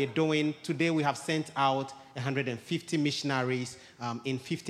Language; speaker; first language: English; non-native, local second language; Ewe